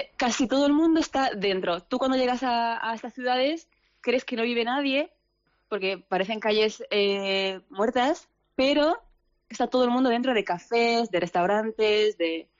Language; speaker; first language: Spanish; early bilingual, other home language; Arabic